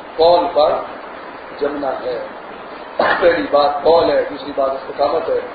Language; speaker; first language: Urdu; non-native, local second language; Pashto